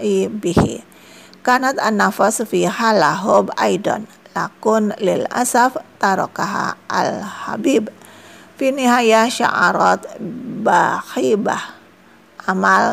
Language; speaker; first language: Arabic; non-native, fluent; Indonesian